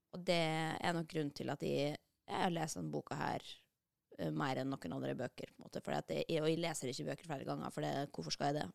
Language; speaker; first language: Norwegian; native; Norwegian